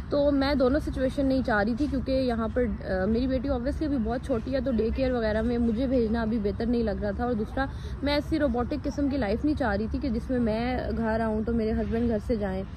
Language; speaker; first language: Urdu; native; Urdu